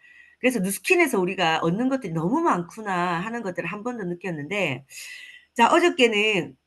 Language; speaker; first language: Korean; native; Korean